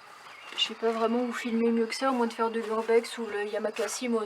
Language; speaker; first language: French; native; French